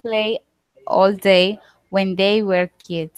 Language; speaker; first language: English; non-native, learner; Spanish